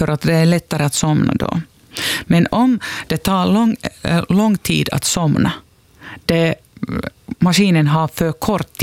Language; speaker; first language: Swedish; non-native, local second language; Finnish